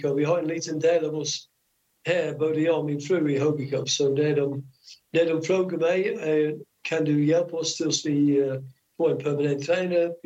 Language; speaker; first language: Swedish; non-native, fluent; English